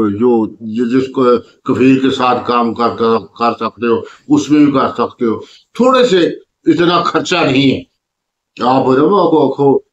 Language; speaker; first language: Urdu; non-native, local second language; Punjabi